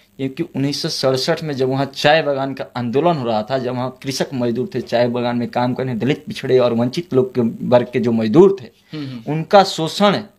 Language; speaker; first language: Hindi; native; Hindi